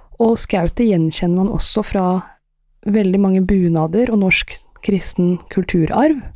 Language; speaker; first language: Norwegian; early bilingual, other home language; Persian